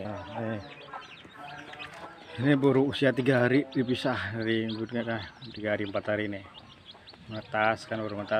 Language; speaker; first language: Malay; non-native, local second language; Javanese